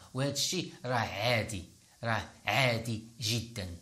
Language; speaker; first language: French; non-native, local second language; Arabic